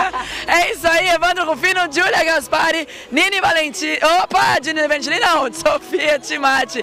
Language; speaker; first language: Portuguese; native; Portuguese